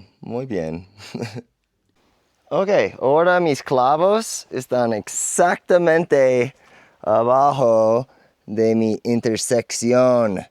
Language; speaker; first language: Spanish; non-native, learner; English